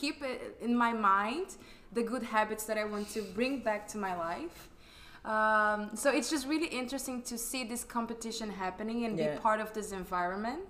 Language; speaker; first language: English; non-native, fluent; Portuguese